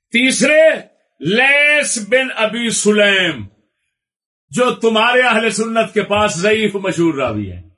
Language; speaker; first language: Urdu; non-native, local second language; Punjabi